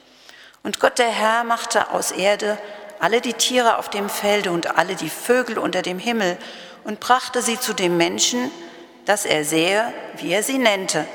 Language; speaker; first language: German; native; German